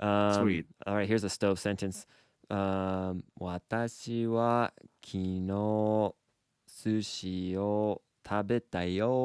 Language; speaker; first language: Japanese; non-native, learner; English